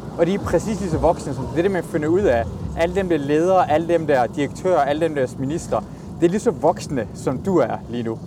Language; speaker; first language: Danish; early bilingual, other home language; Persian